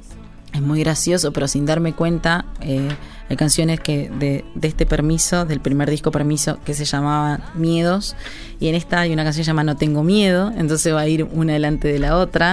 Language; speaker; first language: Spanish; native; Spanish